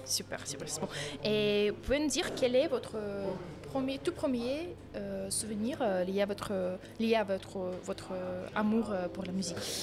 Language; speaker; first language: French; non-native, fluent; Polish